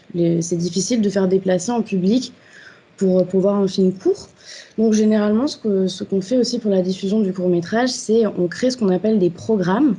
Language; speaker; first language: French; native; French